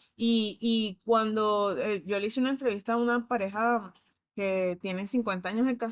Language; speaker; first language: Spanish; native; Spanish